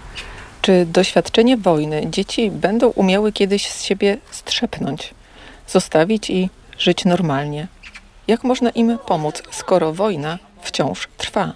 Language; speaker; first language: Polish; native; Polish